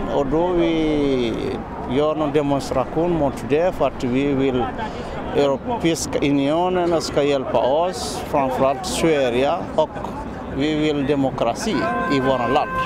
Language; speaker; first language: Swedish; non-native, learner; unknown